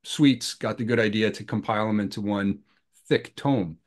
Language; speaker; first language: English; native; English